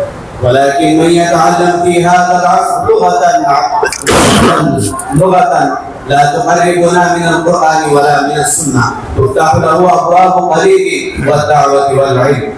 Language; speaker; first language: Arabic; non-native, learner; Urdu